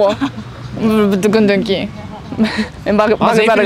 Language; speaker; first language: Kyrgyz; non-native, learner; Japanese